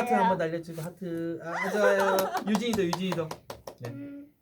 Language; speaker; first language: Korean; native; Korean